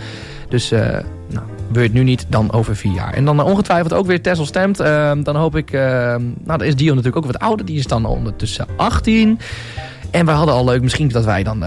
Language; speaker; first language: Dutch; native; Dutch